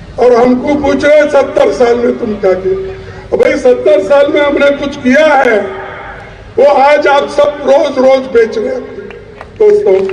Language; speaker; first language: Hindi; non-native, local second language; Kannada